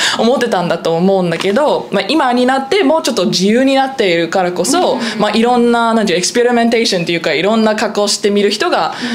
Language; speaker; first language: Japanese; early bilingual, heritage; Japanese